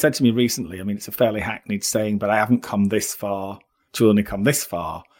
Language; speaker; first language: English; native; English